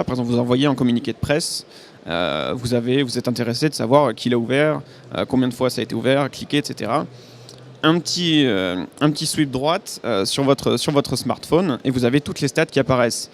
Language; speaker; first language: French; native; French